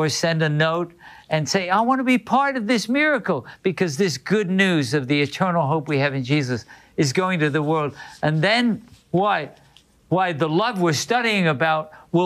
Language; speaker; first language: English; native; English